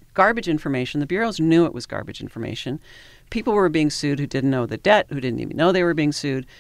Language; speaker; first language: English; native; English